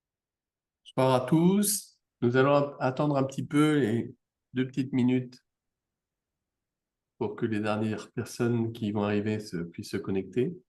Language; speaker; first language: French; native; French